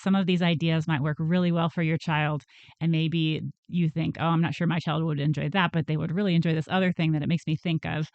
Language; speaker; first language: English; native; English